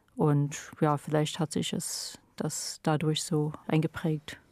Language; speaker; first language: German; non-native, fluent; English